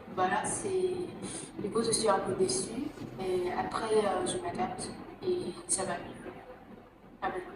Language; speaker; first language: French; non-native, fluent; Vietnamese